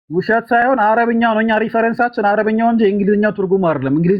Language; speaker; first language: Amharic; native; Amharic